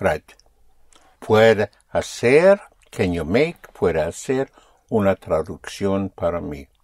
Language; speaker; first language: Spanish; non-native, fluent; English